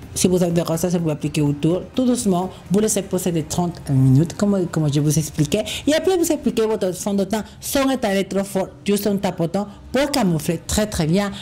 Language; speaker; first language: French; non-native, fluent; Spanish